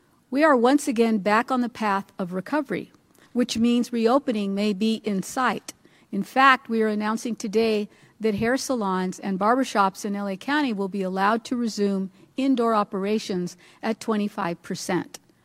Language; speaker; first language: English; early bilingual, other home language; Spanish